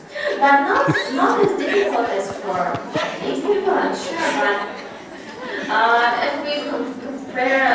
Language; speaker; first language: English; non-native, learner; Russian